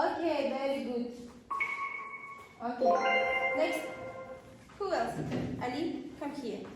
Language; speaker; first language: English; non-native, learner; Kazakh